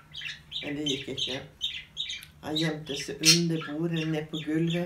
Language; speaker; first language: Norwegian; native; Norwegian